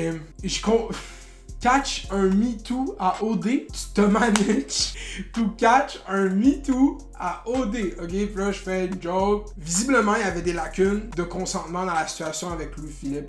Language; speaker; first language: French; native; French